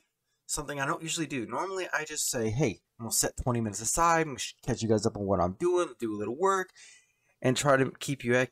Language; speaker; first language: English; native; English